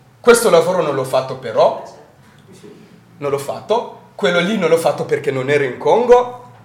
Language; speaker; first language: Italian; non-native, fluent; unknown